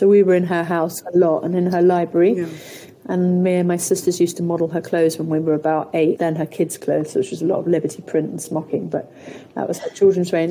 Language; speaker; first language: English; native; English